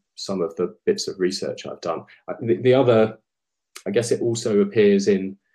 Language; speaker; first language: English; native; English